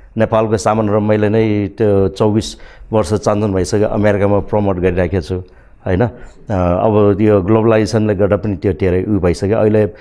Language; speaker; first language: Nepali; non-native, local second language; Newari